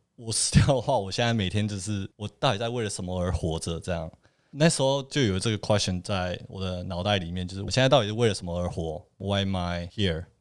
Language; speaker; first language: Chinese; early bilingual, heritage; Chinese